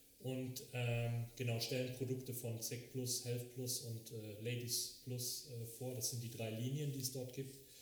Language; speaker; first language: German; native; German